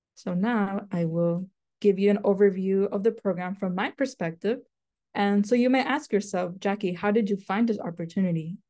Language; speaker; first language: English; native; English